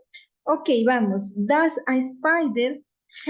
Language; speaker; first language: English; non-native, fluent; Spanish